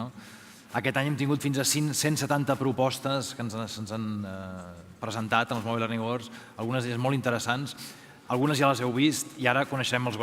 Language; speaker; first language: Catalan; native; Catalan